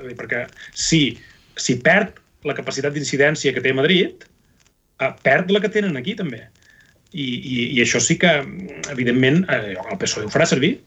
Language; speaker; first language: Catalan; native; Catalan